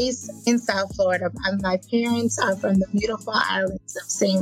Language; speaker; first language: English; native; English